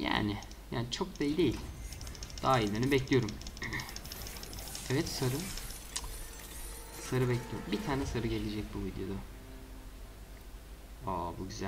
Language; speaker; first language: Turkish; native; Turkish